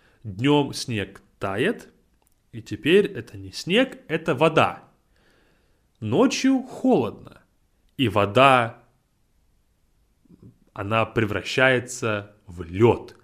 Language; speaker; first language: Russian; native; Russian